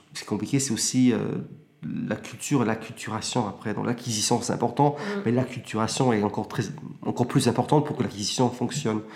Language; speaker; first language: French; early bilingual, heritage; French